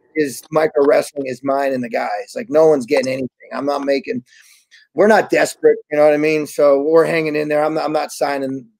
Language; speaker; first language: English; native; English